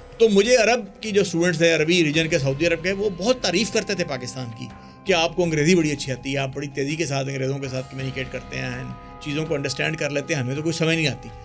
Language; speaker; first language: Urdu; non-native, local second language; Punjabi